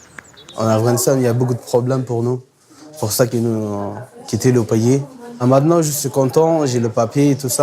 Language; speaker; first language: French; non-native, learner; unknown